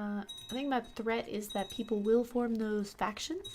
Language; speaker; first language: English; native; English